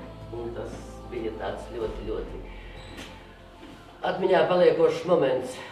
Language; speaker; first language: Latvian; native; Latvian